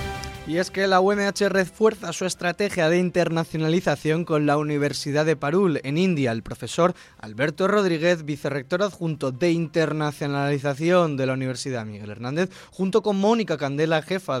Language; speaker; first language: Spanish; native; Spanish